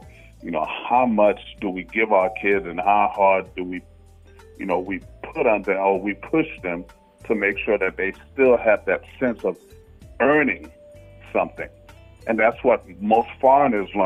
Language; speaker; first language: English; non-native, fluent; Haitian Creole